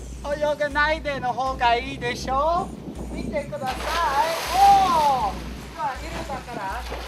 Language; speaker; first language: Japanese; non-native, learner; English